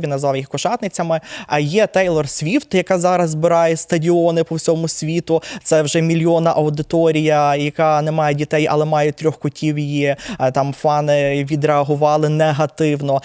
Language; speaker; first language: Ukrainian; native; Ukrainian